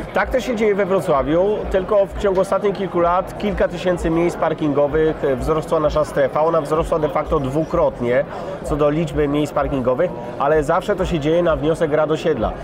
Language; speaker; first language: Polish; native; Polish